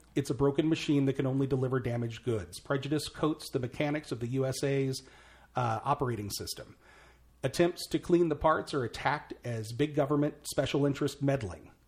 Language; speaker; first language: English; native; English